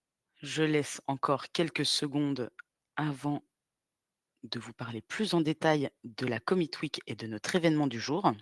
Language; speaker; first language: French; native; French